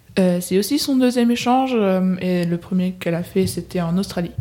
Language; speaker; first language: French; native; French